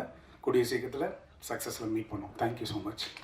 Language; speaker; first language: Tamil; native; Tamil